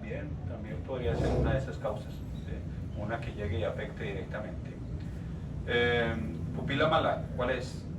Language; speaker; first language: Spanish; native; Spanish